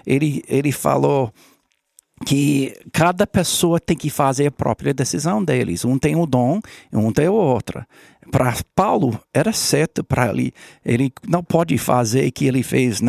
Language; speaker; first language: Portuguese; non-native, learner; English